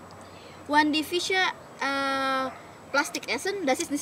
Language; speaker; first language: German; non-native, learner; Indonesian